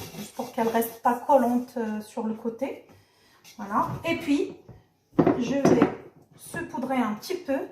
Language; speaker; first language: French; non-native, local second language; Arabic